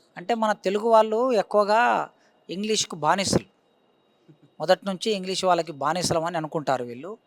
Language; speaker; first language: Telugu; native; Telugu